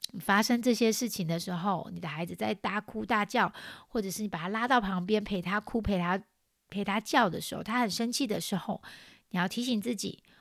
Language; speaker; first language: Chinese; native; Chinese